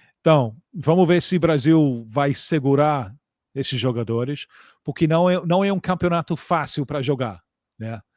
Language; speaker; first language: Portuguese; non-native, fluent; English